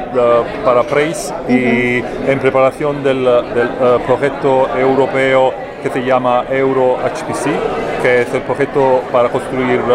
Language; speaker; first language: Spanish; non-native, learner; Italian